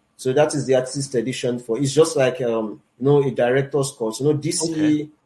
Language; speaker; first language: English; non-native, local second language; Yoruba